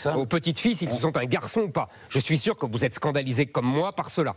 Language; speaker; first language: French; native; French